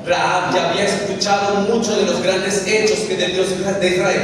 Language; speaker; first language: Spanish; native; Spanish